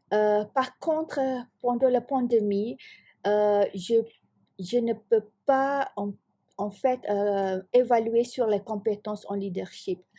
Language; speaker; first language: French; non-native, fluent; Malay